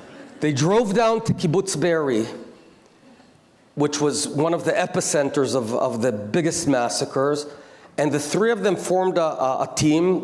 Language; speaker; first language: English; non-native, local second language; Hebrew